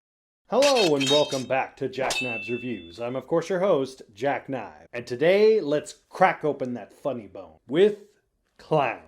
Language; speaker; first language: English; native; English